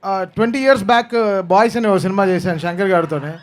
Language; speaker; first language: Telugu; native; Telugu